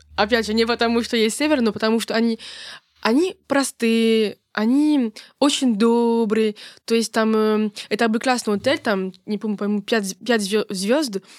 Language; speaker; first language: Russian; non-native, fluent; French